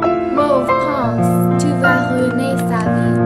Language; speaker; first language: French; non-native, learner; English